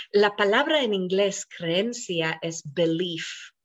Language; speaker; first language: Spanish; non-native, fluent; Hebrew